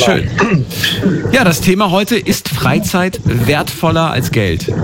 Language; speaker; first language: German; native; German